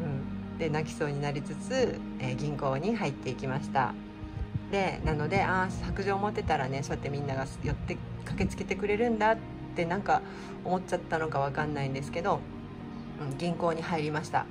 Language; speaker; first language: Japanese; native; Japanese